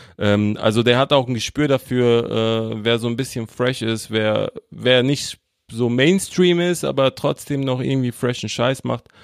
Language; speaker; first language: German; native; German